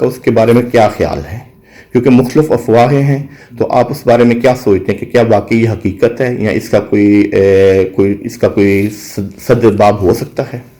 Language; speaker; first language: Urdu; native; Urdu